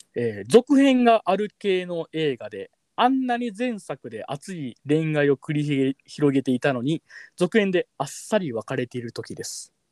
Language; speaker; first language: Japanese; native; Japanese